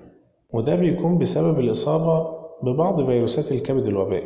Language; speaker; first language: Arabic; native; Arabic